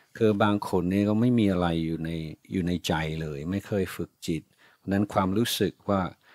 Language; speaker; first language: Thai; non-native, fluent; English